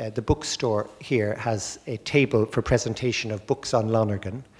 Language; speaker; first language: English; native; English